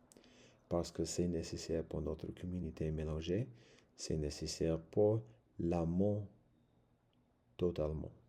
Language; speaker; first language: French; non-native, learner; English